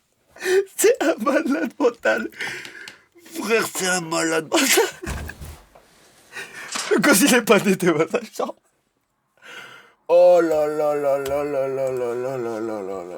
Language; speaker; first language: French; native; French